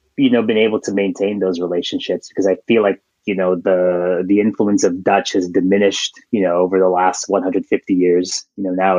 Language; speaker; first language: English; native; English